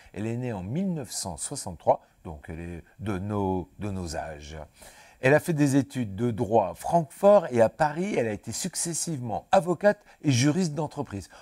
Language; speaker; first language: French; native; French